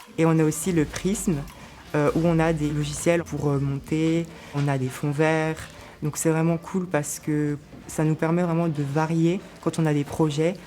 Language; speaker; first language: French; native; French